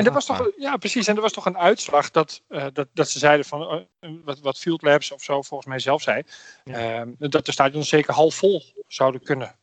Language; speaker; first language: Dutch; native; Dutch